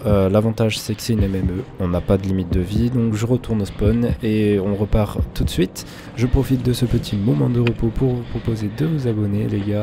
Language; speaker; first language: French; native; French